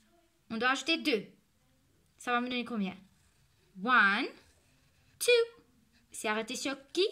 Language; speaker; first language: French; non-native, local second language; Morisyen